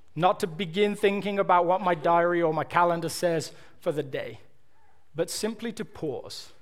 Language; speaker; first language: English; native; English